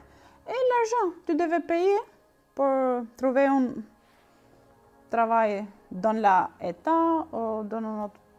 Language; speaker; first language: French; non-native, learner; Albanian